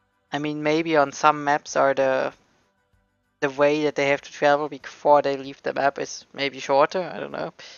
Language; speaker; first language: English; non-native, fluent; German